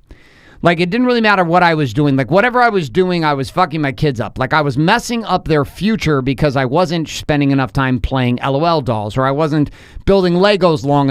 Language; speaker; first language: English; native; English